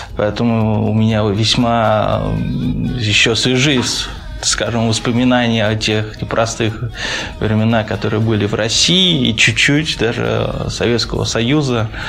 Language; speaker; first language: Russian; early bilingual, other home language; Chinese